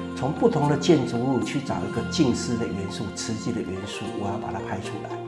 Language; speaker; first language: Chinese; native; Chinese